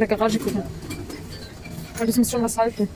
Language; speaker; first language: German; early bilingual, other home language; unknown